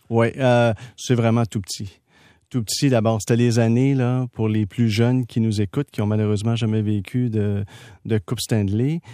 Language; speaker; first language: French; native; French